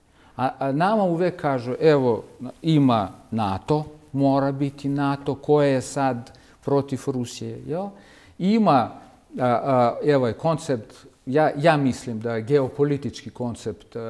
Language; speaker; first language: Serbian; non-native, fluent; Russian